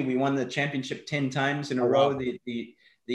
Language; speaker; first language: English; native; English